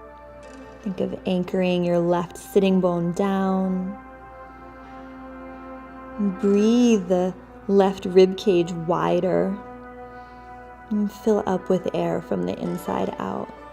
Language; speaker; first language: English; native; English